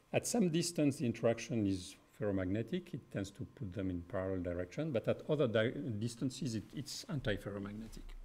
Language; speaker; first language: English; non-native, fluent; French